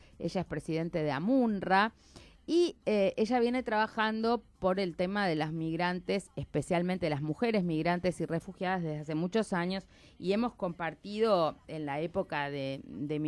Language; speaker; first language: Spanish; native; Spanish